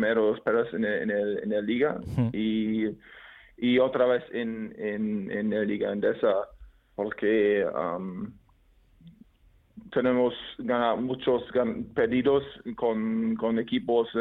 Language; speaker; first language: Spanish; non-native, learner; German